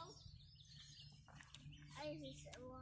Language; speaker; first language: Chinese; early bilingual, heritage; Chinese